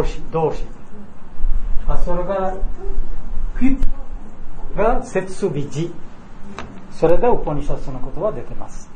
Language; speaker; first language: Japanese; non-native, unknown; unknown